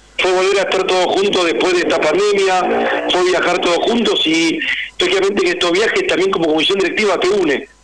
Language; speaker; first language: Spanish; native; Spanish